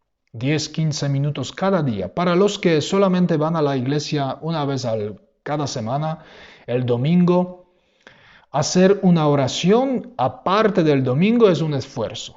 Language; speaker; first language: Spanish; non-native, fluent; Polish